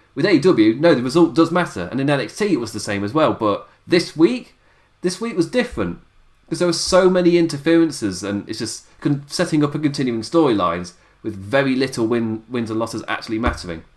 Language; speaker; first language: English; native; English